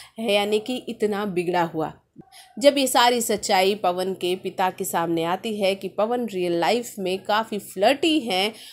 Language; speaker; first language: Hindi; native; Hindi